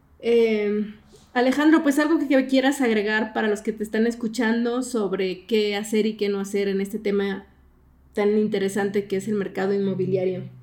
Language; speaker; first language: Spanish; native; Spanish